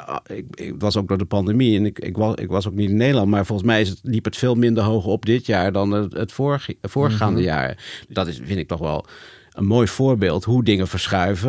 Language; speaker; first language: Dutch; native; Dutch